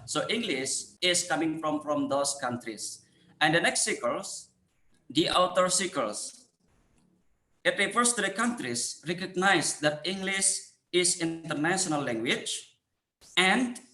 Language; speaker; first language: English; non-native, fluent; Indonesian